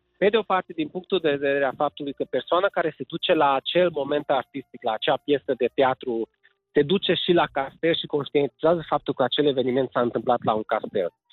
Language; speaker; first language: Romanian; non-native, local second language; Hungarian